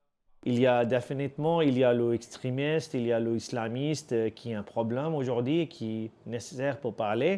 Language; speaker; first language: French; non-native, learner; Urdu